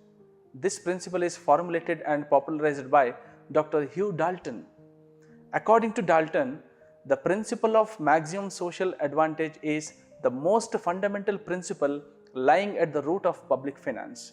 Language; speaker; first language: English; non-native, local second language; Kannada